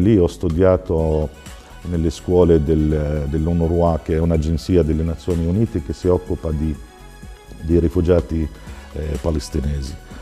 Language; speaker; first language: Italian; non-native, fluent; Arabic